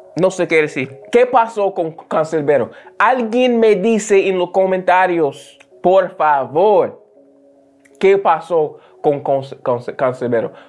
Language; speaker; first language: Spanish; non-native, learner; English